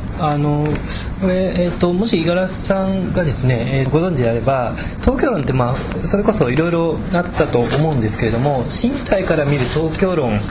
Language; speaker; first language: Japanese; native; Japanese